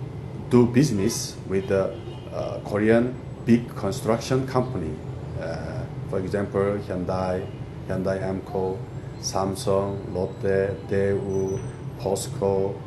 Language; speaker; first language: English; non-native, fluent; Korean